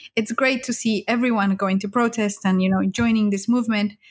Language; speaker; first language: English; early bilingual, other home language; Spanish